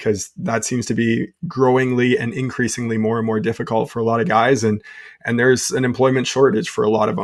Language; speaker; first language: English; native; English